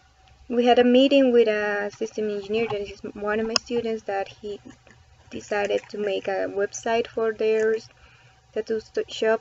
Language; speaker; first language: English; non-native, fluent; Spanish